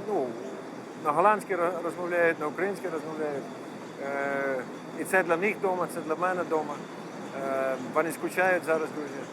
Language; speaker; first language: Ukrainian; non-native, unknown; Dutch